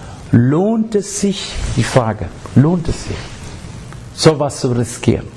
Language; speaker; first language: German; non-native, learner; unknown